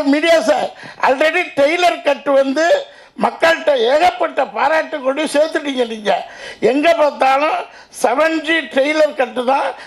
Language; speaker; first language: Tamil; native; Tamil